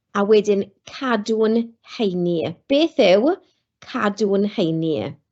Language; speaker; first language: Welsh; non-native, local second language; English